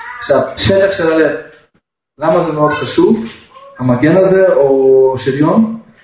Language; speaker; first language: Hebrew; non-native, fluent; Russian